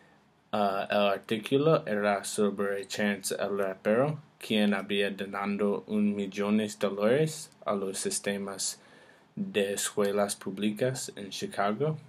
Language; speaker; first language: Spanish; non-native, learner; English